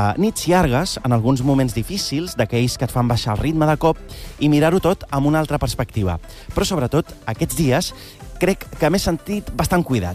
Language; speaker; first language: Catalan; early bilingual, other home language; Arabic